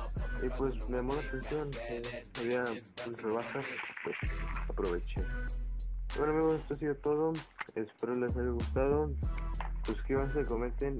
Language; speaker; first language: Spanish; native; Spanish